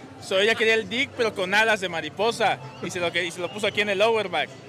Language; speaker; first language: Spanish; native; Spanish